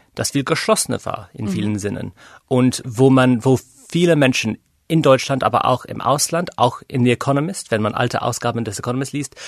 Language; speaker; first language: German; non-native, fluent; English